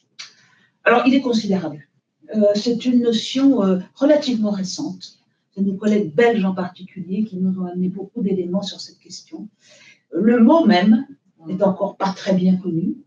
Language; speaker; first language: French; native; French